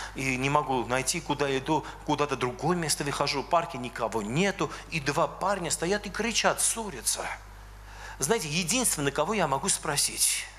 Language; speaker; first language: Russian; non-native, local second language; Armenian